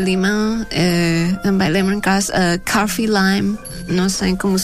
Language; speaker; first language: Portuguese; non-native, fluent; Thai